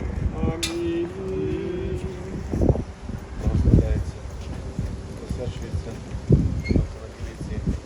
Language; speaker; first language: Ukrainian; native; Ukrainian